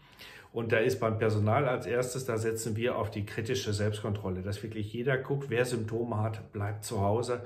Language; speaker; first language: German; native; German